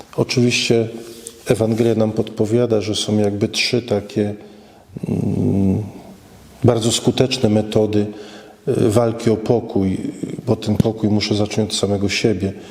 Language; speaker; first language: Polish; native; Polish